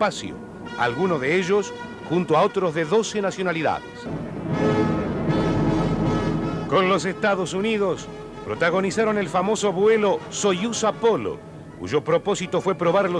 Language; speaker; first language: Spanish; native; Spanish